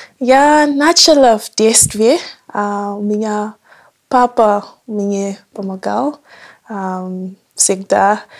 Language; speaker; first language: Russian; non-native, learner; English